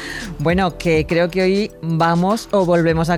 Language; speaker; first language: Spanish; native; Spanish